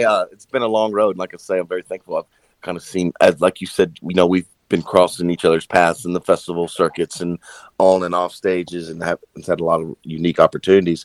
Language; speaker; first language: English; native; English